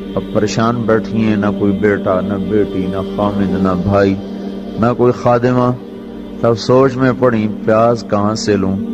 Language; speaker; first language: Urdu; non-native, local second language; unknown